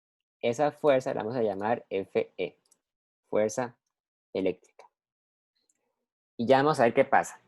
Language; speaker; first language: Spanish; native; Spanish